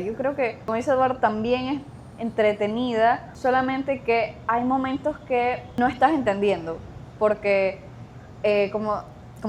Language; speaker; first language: Spanish; native; Spanish